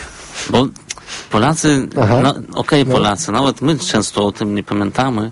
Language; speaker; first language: Polish; non-native, fluent; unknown